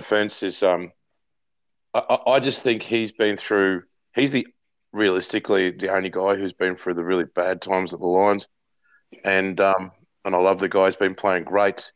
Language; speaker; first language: English; native; English